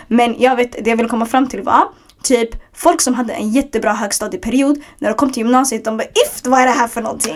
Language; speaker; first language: Swedish; early bilingual, other home language; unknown